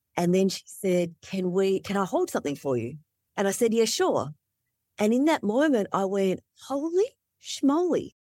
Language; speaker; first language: English; native; English